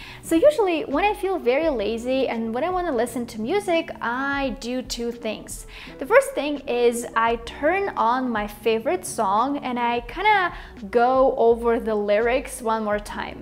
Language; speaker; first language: English; non-native, fluent; Russian